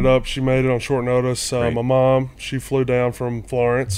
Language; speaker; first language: English; native; English